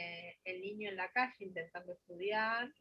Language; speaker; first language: Spanish; native; Spanish